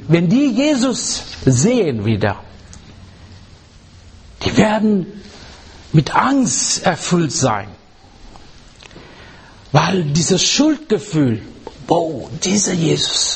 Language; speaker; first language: German; non-native, learner; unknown